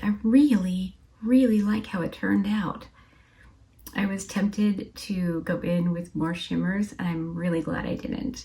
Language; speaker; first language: English; native; English